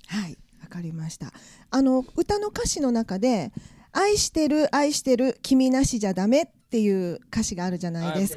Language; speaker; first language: Japanese; native; Japanese